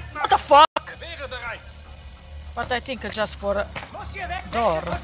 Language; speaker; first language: English; non-native, learner; Italian